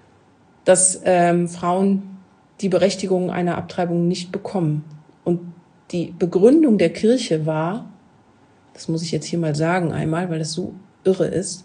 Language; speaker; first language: German; native; German